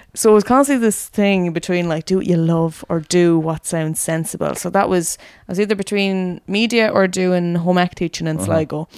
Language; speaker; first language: English; native; English